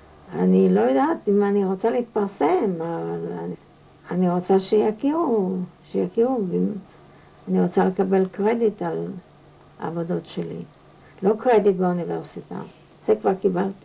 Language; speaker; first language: Hebrew; non-native, fluent; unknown